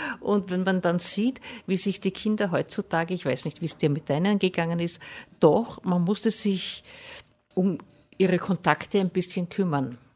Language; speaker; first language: German; native; German